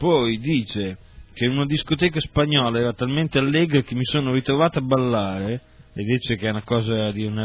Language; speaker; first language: Italian; native; Italian